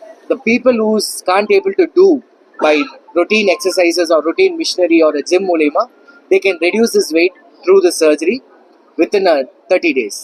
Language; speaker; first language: English; non-native, local second language; Tamil